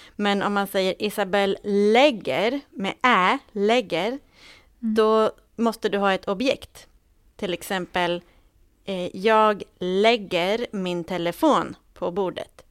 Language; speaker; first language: Swedish; native; Swedish